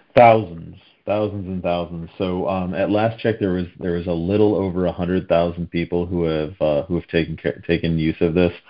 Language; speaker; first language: English; native; English